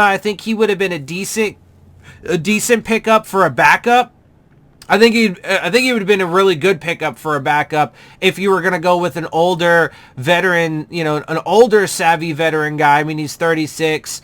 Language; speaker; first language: English; native; English